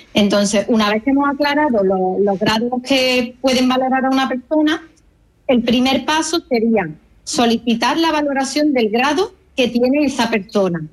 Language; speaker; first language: Spanish; native; Spanish